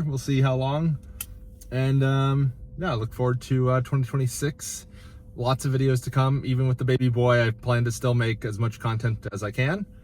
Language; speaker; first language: English; native; English